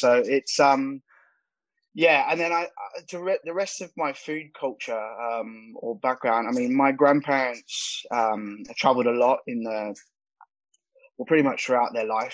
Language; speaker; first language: English; native; English